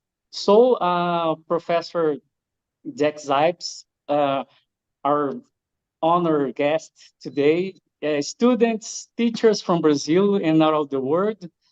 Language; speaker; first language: English; non-native, learner; Portuguese